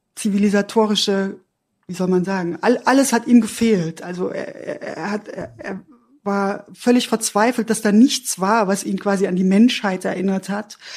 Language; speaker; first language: German; native; German